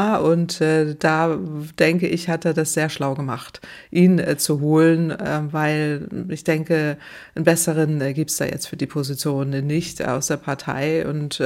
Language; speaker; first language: German; native; German